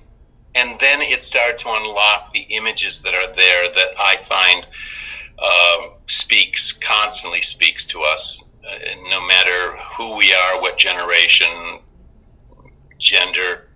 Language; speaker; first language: English; native; English